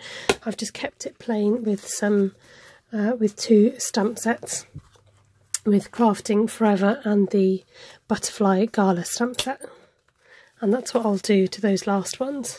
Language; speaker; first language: English; native; English